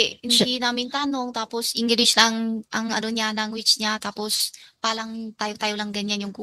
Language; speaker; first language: Filipino; non-native, learner; Chinese